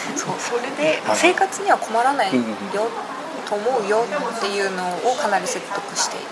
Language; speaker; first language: Japanese; native; Japanese